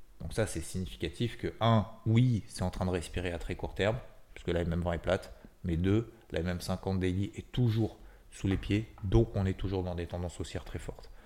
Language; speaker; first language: French; native; French